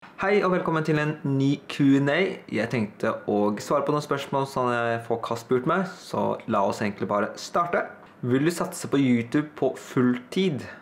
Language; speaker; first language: Norwegian; early bilingual, other home language; Thai